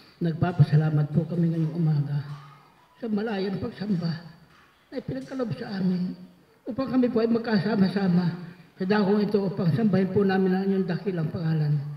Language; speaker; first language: Filipino; native; Filipino